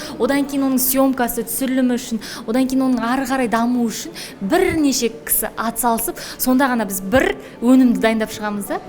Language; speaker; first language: Kazakh; native; Kazakh